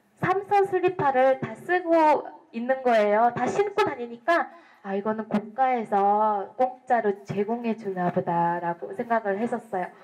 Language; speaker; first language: Korean; non-native, fluent; Mongolian